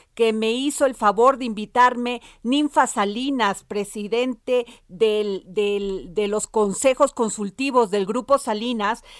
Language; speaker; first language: Spanish; native; Spanish